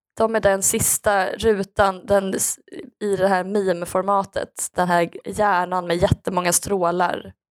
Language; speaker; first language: Swedish; native; Swedish